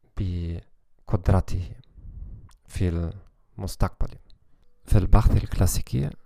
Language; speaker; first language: Arabic; non-native, learner; German